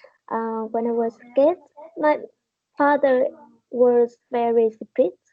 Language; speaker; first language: English; non-native, learner; Vietnamese